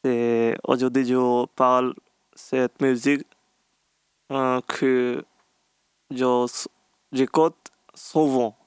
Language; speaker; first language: French; non-native, learner; Bangla